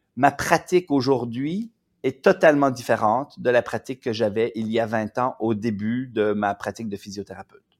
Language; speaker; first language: French; native; French